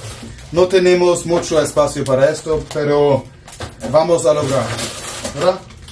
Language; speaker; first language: Spanish; non-native, learner; German